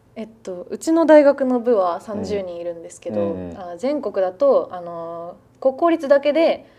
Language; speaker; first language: Japanese; native; Japanese